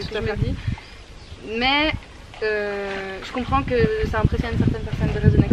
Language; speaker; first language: French; native; French